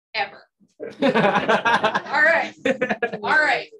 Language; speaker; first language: English; native; English